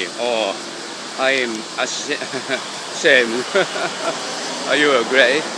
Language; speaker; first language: English; non-native, learner; Japanese